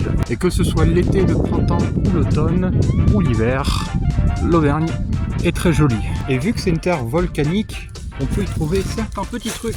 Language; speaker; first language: French; native; French